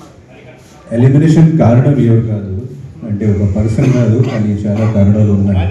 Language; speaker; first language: Telugu; non-native, fluent; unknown